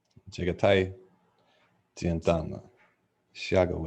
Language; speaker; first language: Chinese; non-native, learner; English